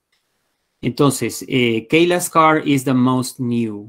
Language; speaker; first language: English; non-native, fluent; Spanish